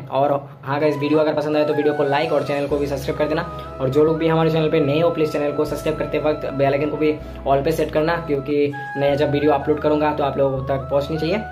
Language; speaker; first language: Hindi; non-native, local second language; Bangla